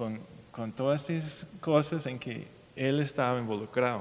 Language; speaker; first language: Spanish; non-native, fluent; English